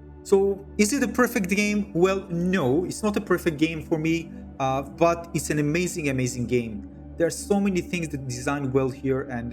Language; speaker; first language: English; non-native, fluent; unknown